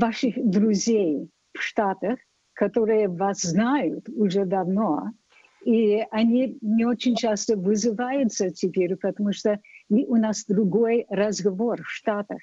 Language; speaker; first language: Russian; non-native, fluent; English